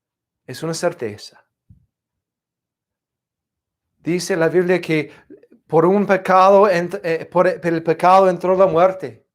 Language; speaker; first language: Spanish; non-native, fluent; English